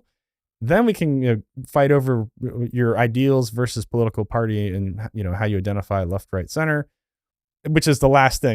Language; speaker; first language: English; native; English